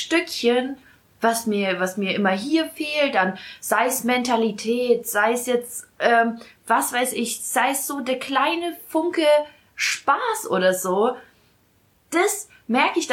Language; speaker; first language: German; early bilingual, other home language; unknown